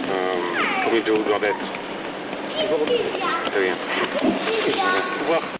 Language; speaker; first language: French; non-native, fluent; English